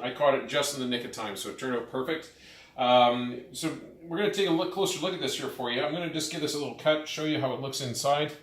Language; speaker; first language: English; native; English